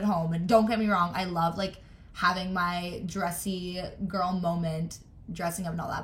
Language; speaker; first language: English; native; English